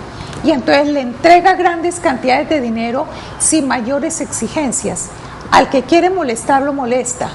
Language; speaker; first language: Spanish; native; Spanish